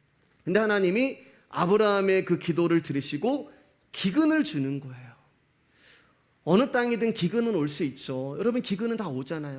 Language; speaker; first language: Korean; native; Korean